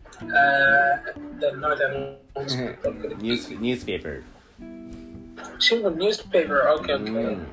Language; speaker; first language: English; non-native, learner; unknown